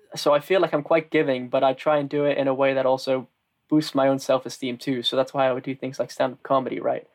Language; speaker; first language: English; native; English